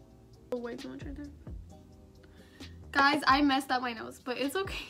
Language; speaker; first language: English; native; English